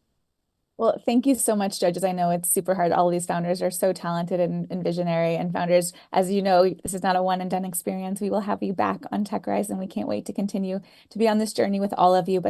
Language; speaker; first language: English; native; English